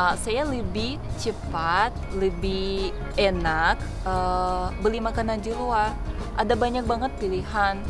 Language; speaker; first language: Indonesian; non-native, fluent; Russian